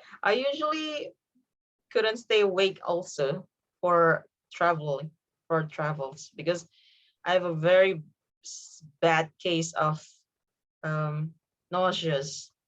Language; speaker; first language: English; non-native, fluent; Indonesian